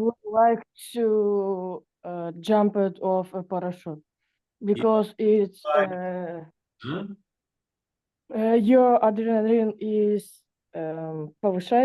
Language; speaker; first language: English; non-native, learner; Russian